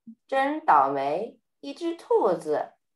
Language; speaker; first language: Chinese; early bilingual, heritage; Chinese